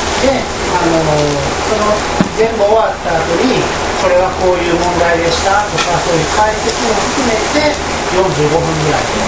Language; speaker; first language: Japanese; native; Japanese